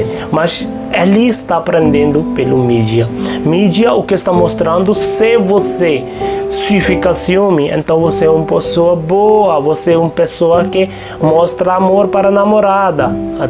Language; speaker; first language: Portuguese; non-native, local second language; Hindi